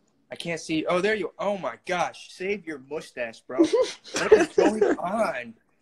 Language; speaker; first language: English; early bilingual, other home language; Korean